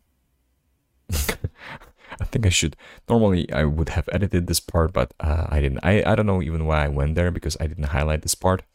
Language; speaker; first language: English; non-native, fluent; Slovak